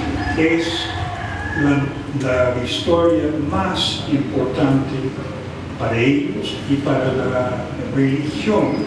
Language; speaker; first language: Spanish; non-native, fluent; English